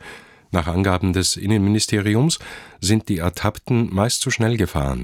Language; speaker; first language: German; native; German